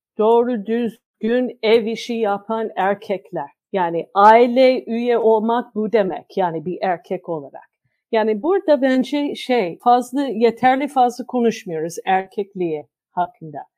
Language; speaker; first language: Turkish; non-native, fluent; English